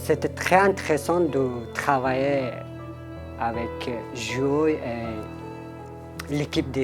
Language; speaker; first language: French; non-native, fluent; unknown